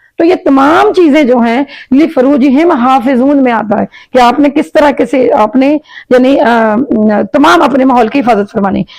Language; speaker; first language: Urdu; native; Urdu